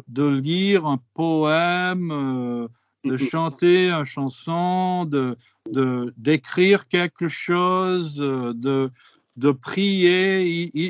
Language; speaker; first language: French; non-native, fluent; English